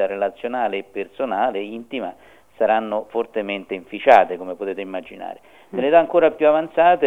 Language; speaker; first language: Italian; native; Italian